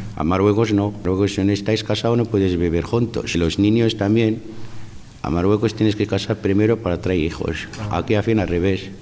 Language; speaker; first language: Spanish; non-native, fluent; Arabic